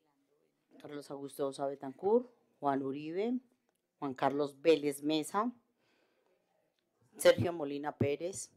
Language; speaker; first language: Spanish; native; Spanish